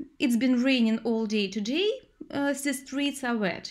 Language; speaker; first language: English; non-native, fluent; Russian